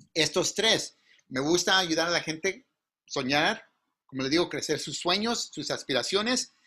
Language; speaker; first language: Spanish; native; Spanish